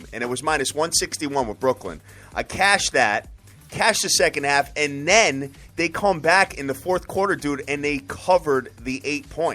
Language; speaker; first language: English; native; English